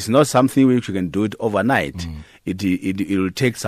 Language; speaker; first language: English; non-native, local second language; Northern Sotho